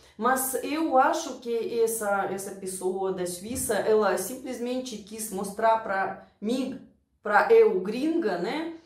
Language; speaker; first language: Portuguese; non-native, fluent; Russian